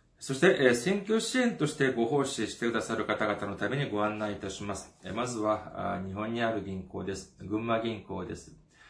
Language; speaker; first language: Japanese; non-native, fluent; Korean